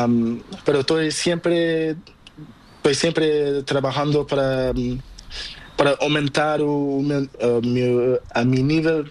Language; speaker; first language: Spanish; non-native, learner; Portuguese